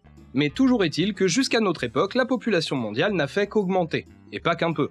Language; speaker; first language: French; native; French